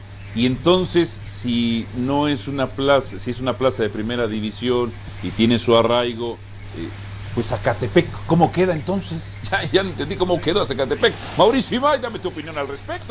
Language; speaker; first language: Spanish; native; Spanish